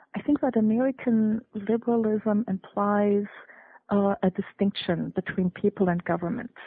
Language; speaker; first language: English; non-native, fluent; German